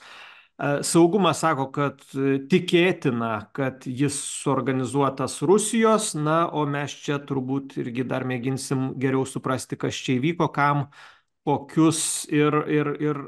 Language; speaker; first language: Lithuanian; native; Lithuanian